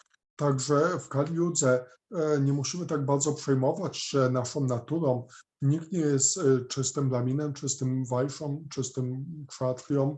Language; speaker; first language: Polish; native; Polish